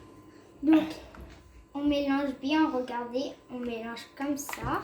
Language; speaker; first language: French; early bilingual, other home language; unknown